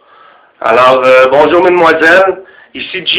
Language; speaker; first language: French; native; French